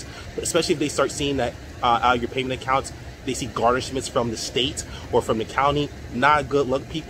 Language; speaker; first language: English; native; English